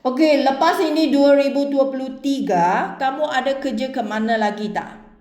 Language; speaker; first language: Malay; non-native, local second language; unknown